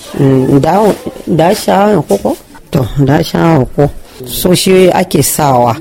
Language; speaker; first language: Hausa; non-native, local second language; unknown